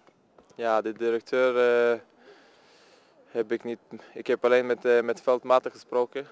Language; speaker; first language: Dutch; non-native, fluent; Swedish